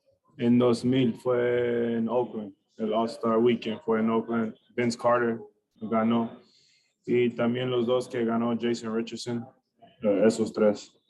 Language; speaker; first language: Spanish; early bilingual, heritage; English